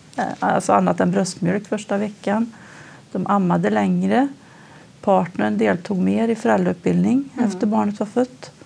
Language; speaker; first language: Swedish; native; Swedish